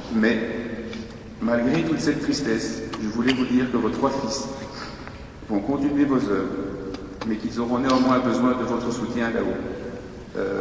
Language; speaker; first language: French; native; French